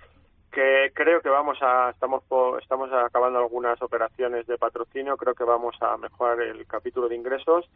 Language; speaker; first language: Spanish; native; Spanish